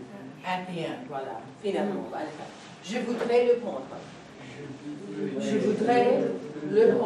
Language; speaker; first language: French; non-native, fluent; English